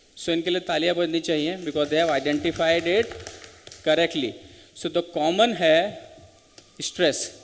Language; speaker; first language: Hindi; native; Hindi